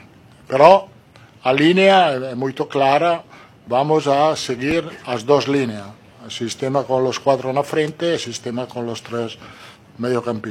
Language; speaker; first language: Portuguese; non-native, learner; Italian